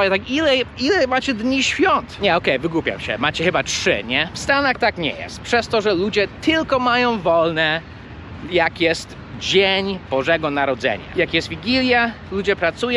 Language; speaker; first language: Polish; early bilingual, heritage; English